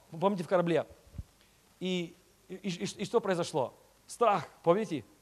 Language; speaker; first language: Russian; early bilingual, heritage; Russian